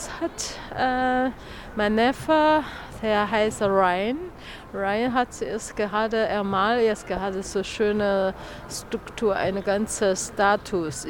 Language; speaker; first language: German; non-native, learner; Chinese